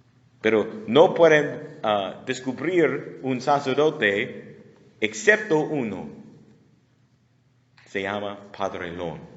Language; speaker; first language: Spanish; non-native, learner; English